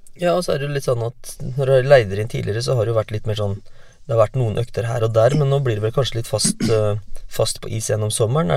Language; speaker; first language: Norwegian; native; Norwegian